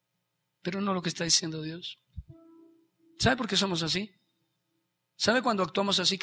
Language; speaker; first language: Spanish; native; Spanish